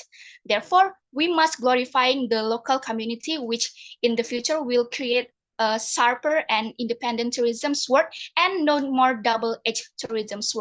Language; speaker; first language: English; non-native, fluent; Indonesian